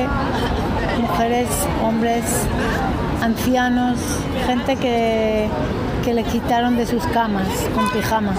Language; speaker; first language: Spanish; non-native, fluent; Hebrew